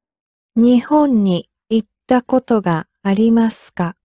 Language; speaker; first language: Japanese; non-native, learner; English